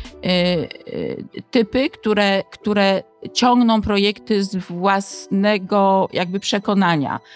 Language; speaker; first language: Polish; native; Polish